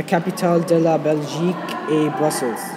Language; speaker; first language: French; non-native, learner; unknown